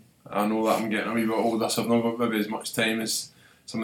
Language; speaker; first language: English; native; English